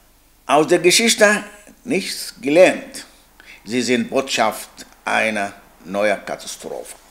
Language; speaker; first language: German; non-native, learner; Arabic